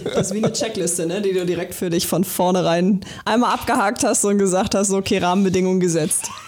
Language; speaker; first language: German; native; German